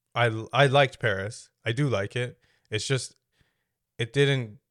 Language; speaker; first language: English; native; English